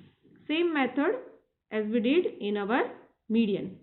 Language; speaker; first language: English; non-native, local second language; Hindi